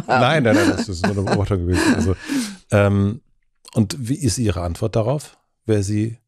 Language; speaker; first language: German; native; German